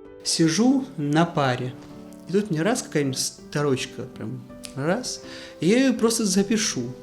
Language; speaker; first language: Russian; native; Russian